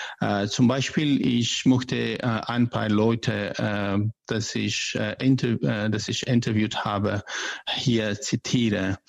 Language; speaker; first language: German; non-native, learner; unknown